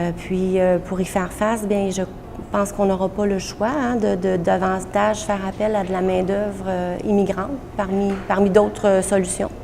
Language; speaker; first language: French; native; French